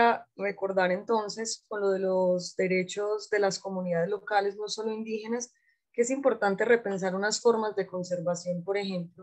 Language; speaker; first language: Spanish; native; Spanish